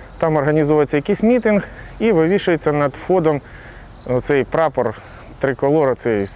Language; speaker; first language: Ukrainian; non-native, local second language; Russian